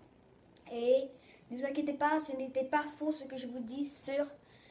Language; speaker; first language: French; early bilingual, other home language; Portuguese